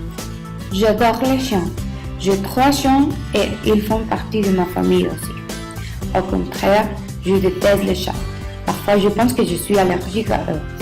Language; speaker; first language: French; non-native, learner; Spanish